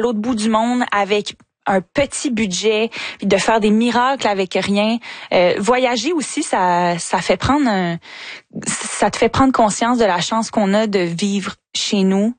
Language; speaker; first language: French; native; French